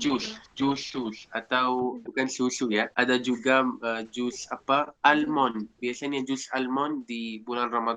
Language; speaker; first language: Indonesian; non-native, fluent; Arabic